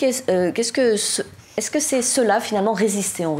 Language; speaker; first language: French; native; French